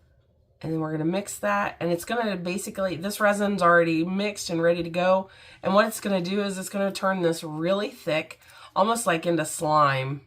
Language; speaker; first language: English; native; English